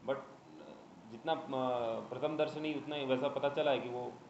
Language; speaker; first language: Hindi; non-native, local second language; Marathi